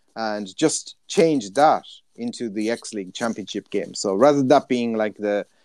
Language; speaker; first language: English; native; English